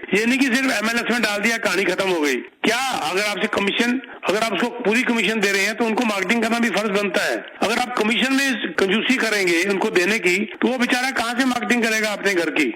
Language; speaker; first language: Hindi; native; Hindi